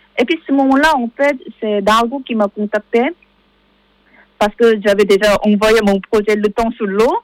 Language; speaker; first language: French; non-native, learner; Korean